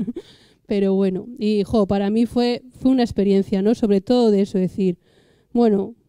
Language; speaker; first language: Spanish; native; Spanish